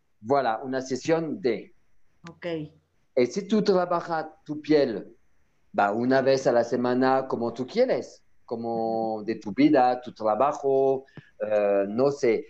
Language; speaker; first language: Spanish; non-native, learner; French